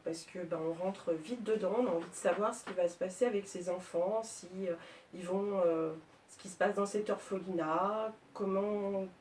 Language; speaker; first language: French; native; French